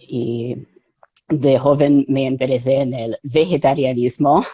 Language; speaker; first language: Spanish; non-native, fluent; English